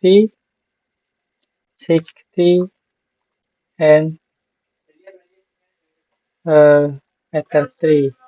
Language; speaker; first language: English; non-native, learner; Indonesian